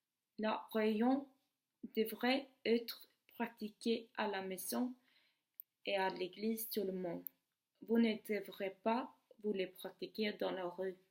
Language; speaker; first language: French; non-native, learner; Swedish